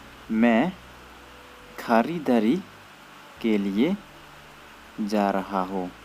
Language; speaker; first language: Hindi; non-native, learner; Khasi